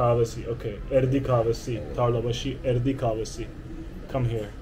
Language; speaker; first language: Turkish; non-native, learner; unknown